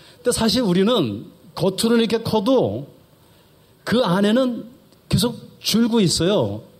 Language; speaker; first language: Korean; early bilingual, heritage; Korean